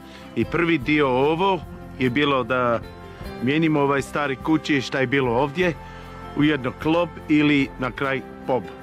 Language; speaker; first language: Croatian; non-native, fluent; English